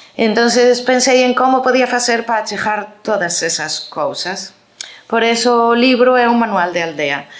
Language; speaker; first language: Galician; native; Galician